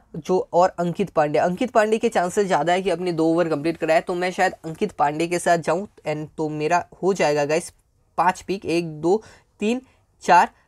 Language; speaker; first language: Hindi; native; Hindi